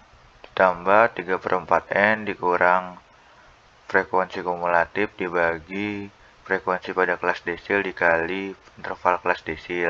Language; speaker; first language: Indonesian; native; Indonesian